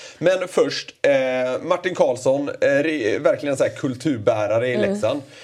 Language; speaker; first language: Swedish; native; Swedish